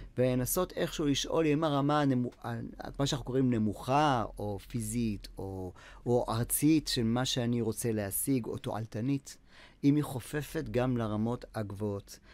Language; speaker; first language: Hebrew; native; Hebrew